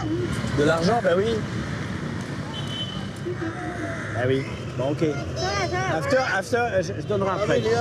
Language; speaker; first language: French; native; French